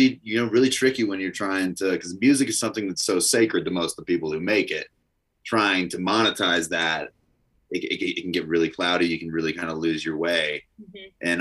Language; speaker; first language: English; native; English